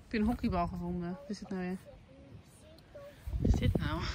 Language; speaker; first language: Dutch; native; Dutch